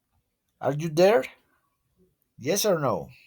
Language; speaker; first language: English; non-native, learner; Spanish